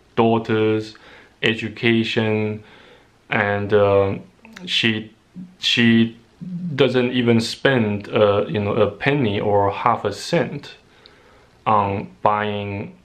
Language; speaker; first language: English; non-native, fluent; Chinese